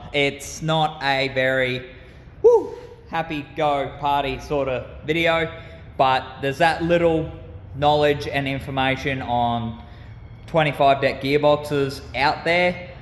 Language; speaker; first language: English; native; English